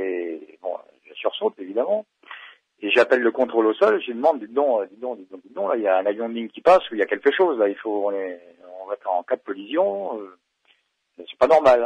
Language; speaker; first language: French; native; French